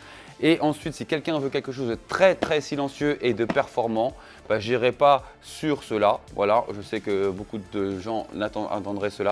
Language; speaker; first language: French; native; French